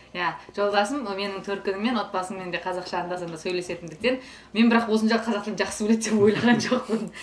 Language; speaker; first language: Kazakh; native; Kazakh